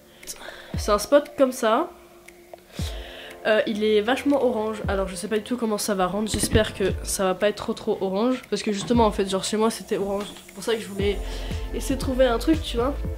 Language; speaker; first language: French; native; French